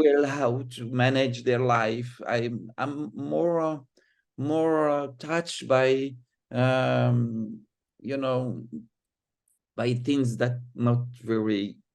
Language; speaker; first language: English; non-native, fluent; Arabic